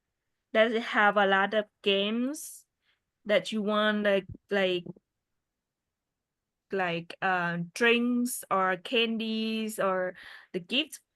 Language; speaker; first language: English; non-native, fluent; Vietnamese